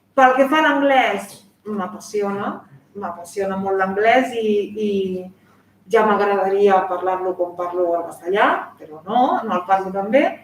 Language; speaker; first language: Catalan; non-native, fluent; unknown